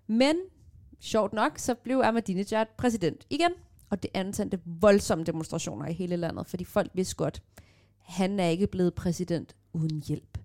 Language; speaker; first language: Danish; early bilingual, other home language; Persian